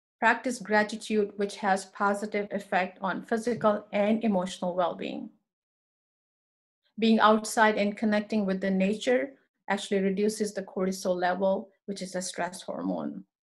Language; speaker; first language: English; non-native, local second language; Urdu